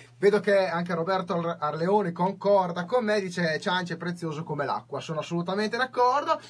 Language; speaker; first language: Italian; native; Italian